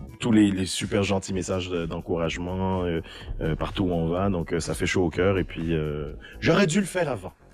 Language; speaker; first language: French; native; French